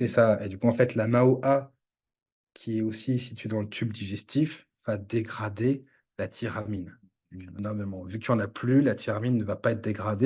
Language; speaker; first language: French; native; French